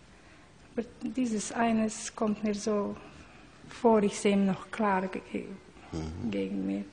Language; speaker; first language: German; non-native, learner; Hungarian